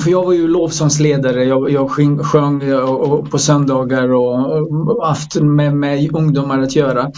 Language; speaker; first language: Swedish; non-native, fluent; Croatian